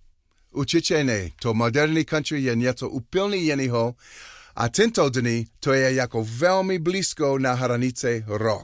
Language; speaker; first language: Czech; non-native, learner; English